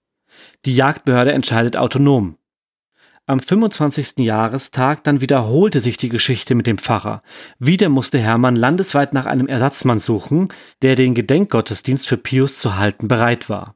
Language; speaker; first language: German; native; German